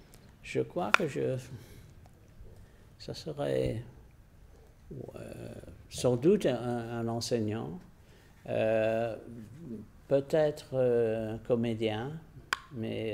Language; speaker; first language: French; non-native, fluent; English